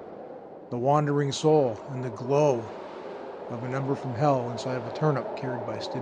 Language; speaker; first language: English; native; English